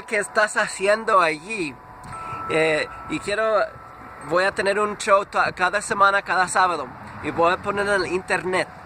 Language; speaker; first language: Spanish; non-native, fluent; English